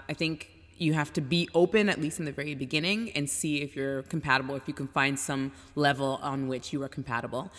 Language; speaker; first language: English; native; English